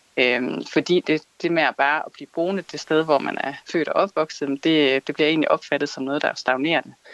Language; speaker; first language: Danish; native; Danish